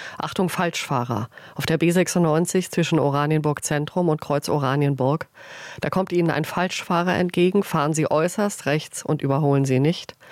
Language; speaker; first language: German; native; German